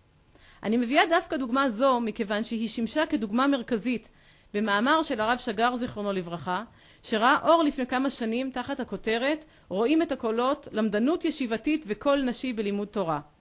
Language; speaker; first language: Hebrew; native; Hebrew